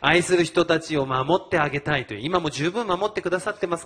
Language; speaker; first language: Japanese; native; Japanese